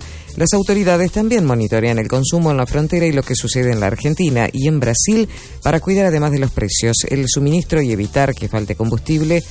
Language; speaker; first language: Spanish; native; Spanish